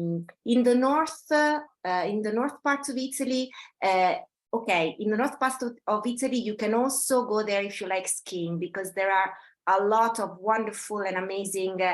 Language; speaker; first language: English; non-native, fluent; Italian